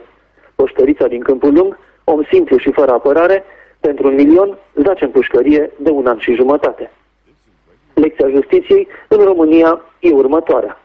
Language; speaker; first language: Romanian; native; Romanian